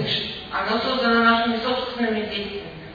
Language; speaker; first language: Russian; native; Russian